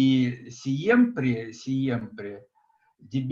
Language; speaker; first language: Spanish; non-native, fluent; Russian